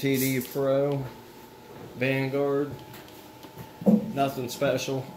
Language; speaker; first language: English; native; English